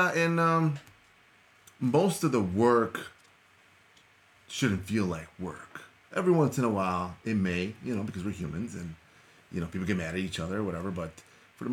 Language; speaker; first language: English; early bilingual, other home language; Spanish